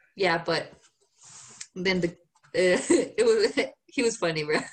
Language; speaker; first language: English; non-native, fluent; Spanish